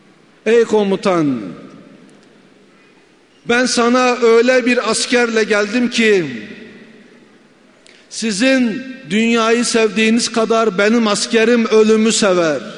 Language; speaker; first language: Turkish; native; Turkish